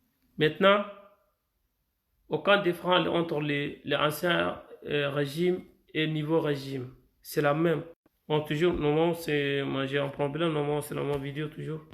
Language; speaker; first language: French; non-native, fluent; Arabic